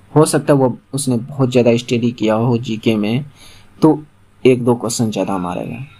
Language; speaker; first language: Hindi; non-native, local second language; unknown